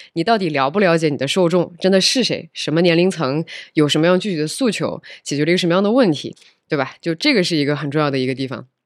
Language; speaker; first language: Chinese; native; Chinese